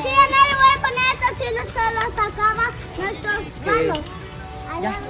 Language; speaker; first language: Spanish; native; Spanish